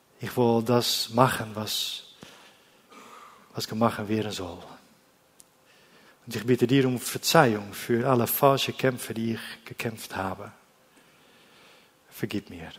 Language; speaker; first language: German; non-native, learner; Dutch